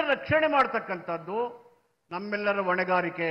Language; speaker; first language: Kannada; native; Kannada